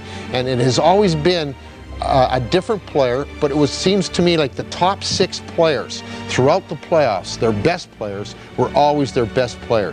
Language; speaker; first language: English; native; English